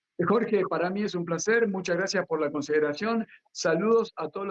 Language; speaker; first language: Spanish; native; Spanish